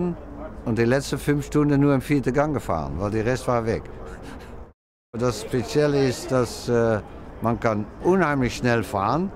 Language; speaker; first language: German; non-native, fluent; Dutch